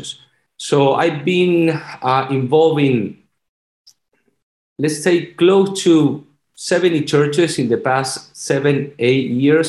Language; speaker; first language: English; non-native, fluent; Spanish